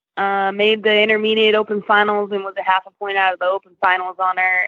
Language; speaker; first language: English; native; English